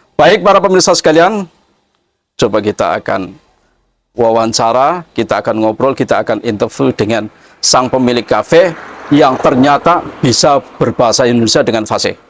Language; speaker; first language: Indonesian; native; Indonesian